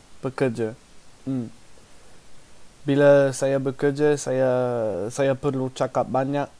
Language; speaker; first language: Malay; non-native, learner; English